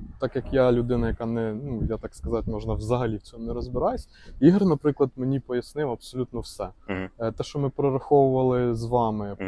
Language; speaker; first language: Ukrainian; native; Ukrainian